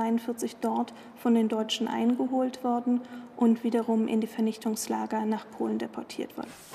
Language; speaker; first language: German; native; German